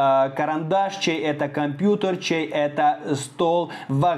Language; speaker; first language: Russian; non-native, fluent; Tajik